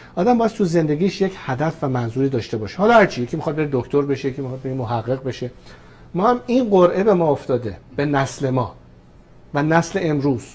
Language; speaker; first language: Persian; native; Persian